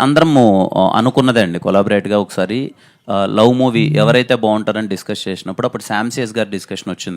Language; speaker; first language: Telugu; native; Telugu